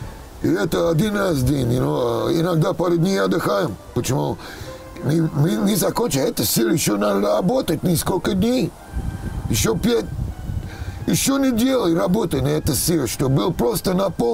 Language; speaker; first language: Russian; non-native, learner; English